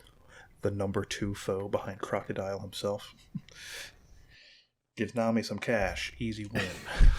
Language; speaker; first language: English; native; English